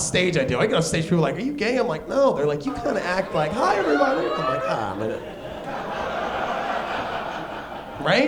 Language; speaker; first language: English; native; English